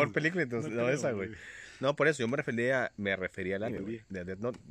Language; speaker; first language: Spanish; native; Spanish